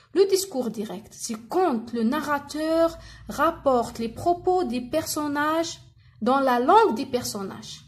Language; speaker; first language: French; non-native, local second language; Arabic